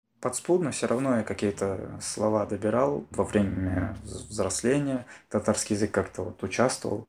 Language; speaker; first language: Russian; native; Russian